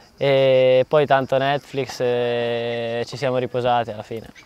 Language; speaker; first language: Italian; native; Italian